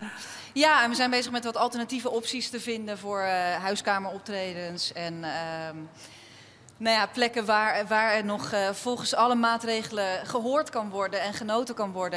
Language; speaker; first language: Dutch; native; Dutch